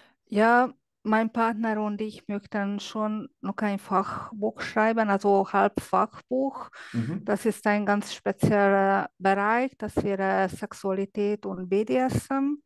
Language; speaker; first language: German; non-native, fluent; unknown